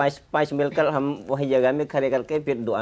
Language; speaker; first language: Hindi; non-native, fluent; Khmer